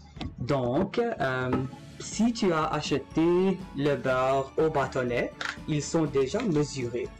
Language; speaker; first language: French; non-native, local second language; English